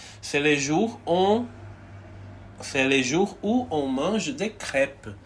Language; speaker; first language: French; non-native, fluent; Portuguese